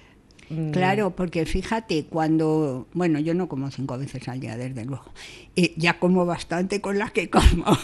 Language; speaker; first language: Spanish; native; Spanish